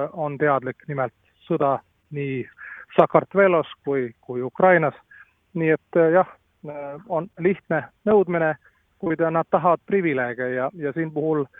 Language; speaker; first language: Estonian; non-native, fluent; Latvian